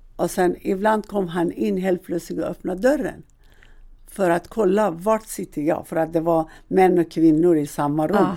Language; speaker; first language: Swedish; non-native, fluent; Persian